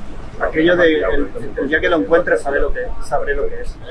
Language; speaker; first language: Spanish; native; Spanish